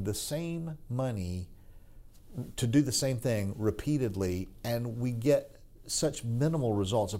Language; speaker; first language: English; native; English